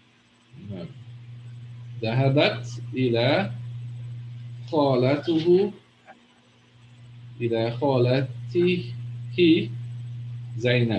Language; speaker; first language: Arabic; non-native, fluent; English